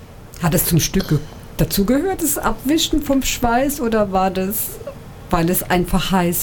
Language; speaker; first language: German; native; German